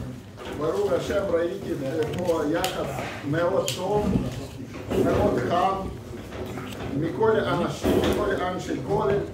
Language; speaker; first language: Hebrew; non-native, fluent; Russian